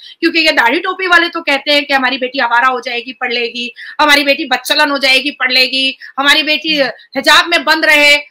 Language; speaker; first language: Hindi; native; Hindi